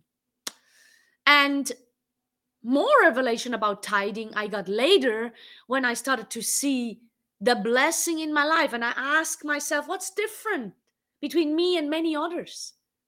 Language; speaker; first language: English; non-native, fluent; Swiss German